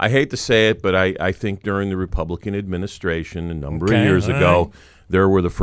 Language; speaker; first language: English; native; English